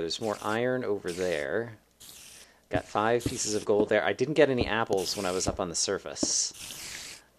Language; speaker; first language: English; native; English